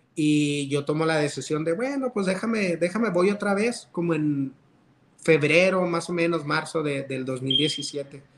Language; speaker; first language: Spanish; early bilingual, heritage; Spanish